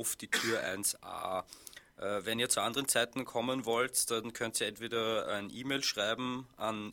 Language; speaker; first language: German; native; German